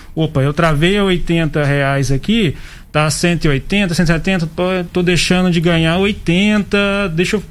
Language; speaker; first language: Portuguese; native; Portuguese